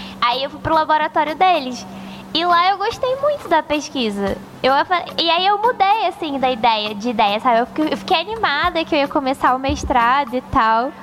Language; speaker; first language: Portuguese; native; Portuguese